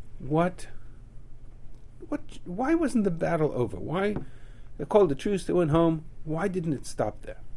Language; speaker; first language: English; native; English